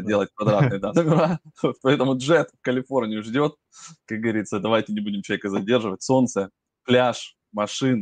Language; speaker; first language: Russian; native; Russian